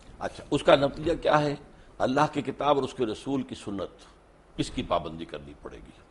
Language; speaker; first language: Urdu; native; Urdu